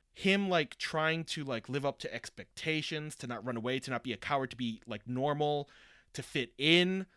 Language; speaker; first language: English; early bilingual, other home language; Japanese